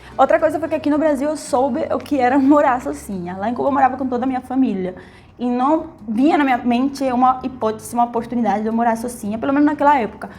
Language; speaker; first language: Portuguese; non-native, fluent; Spanish